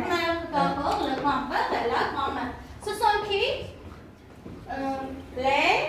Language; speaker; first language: French; non-native, learner; Armenian